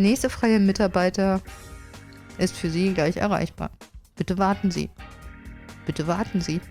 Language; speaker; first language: German; native; German